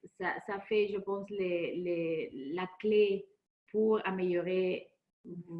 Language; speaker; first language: French; non-native, fluent; Spanish